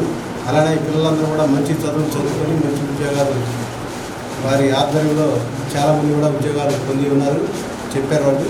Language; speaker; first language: Telugu; native; Telugu